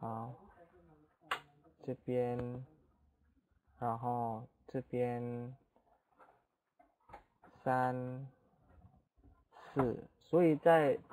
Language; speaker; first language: Chinese; non-native, fluent; Indonesian